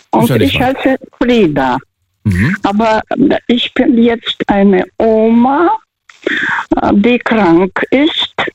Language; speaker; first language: German; non-native, fluent; Russian